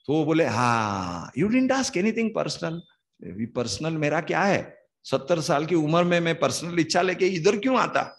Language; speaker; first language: Hindi; non-native, local second language; Kannada